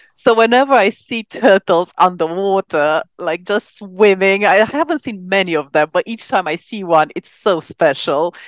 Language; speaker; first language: English; non-native, fluent; Romanian